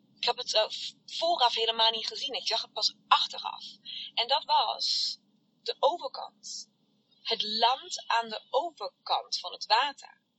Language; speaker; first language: Dutch; native; Dutch